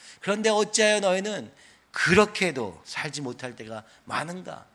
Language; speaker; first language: Korean; native; Korean